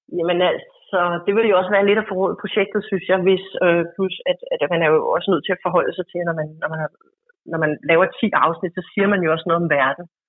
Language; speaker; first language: Danish; native; Danish